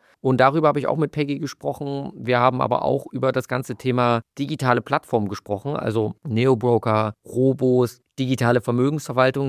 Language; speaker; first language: German; native; German